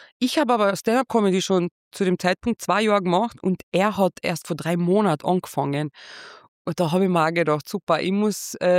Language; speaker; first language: German; early bilingual, other home language; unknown